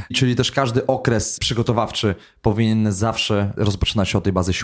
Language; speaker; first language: Polish; native; Polish